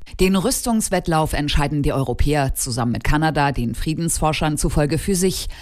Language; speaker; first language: German; native; German